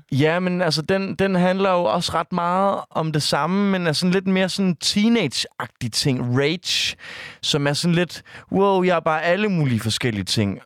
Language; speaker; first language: Danish; native; Danish